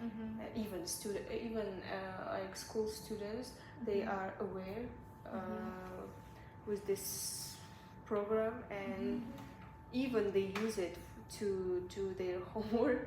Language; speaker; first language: English; non-native, learner; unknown